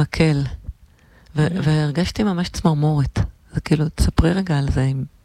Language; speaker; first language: Hebrew; native; Hebrew